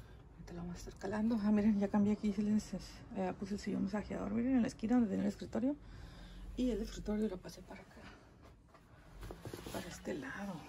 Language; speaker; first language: Spanish; native; Spanish